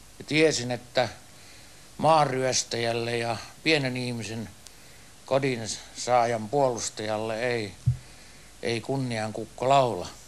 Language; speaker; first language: Finnish; native; Finnish